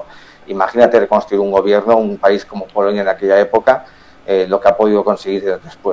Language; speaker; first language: Spanish; native; Spanish